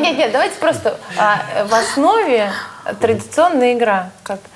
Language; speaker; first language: Russian; native; Russian